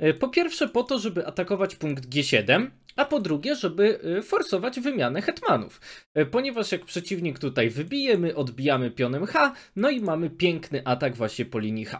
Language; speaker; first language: Polish; native; Polish